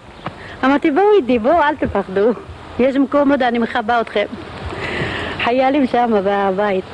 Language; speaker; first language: Hebrew; non-native, fluent; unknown